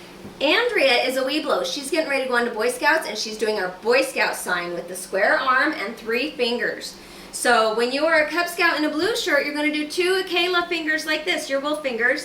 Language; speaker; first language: English; native; English